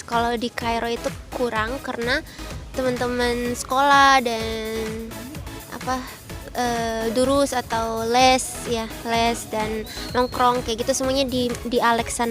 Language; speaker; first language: Indonesian; early bilingual, heritage; Indonesian